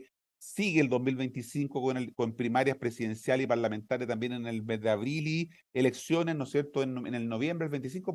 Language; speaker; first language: Spanish; native; Spanish